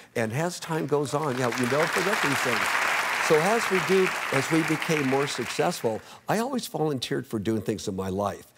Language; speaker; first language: English; native; English